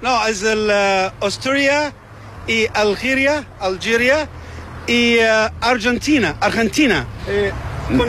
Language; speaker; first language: Spanish; non-native, learner; Arabic